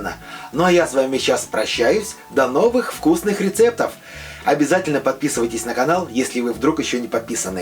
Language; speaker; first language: Russian; native; Russian